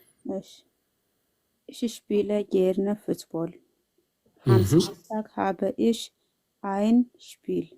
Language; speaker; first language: German; non-native, learner; Amharic